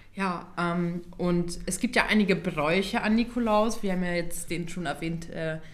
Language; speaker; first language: German; native; German